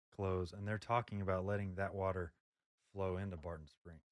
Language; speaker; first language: English; native; English